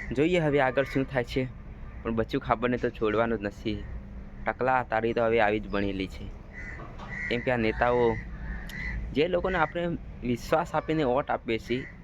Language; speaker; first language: Gujarati; non-native, local second language; Bhili